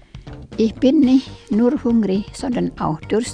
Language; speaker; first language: German; non-native, fluent; Indonesian